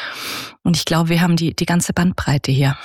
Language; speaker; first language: German; native; German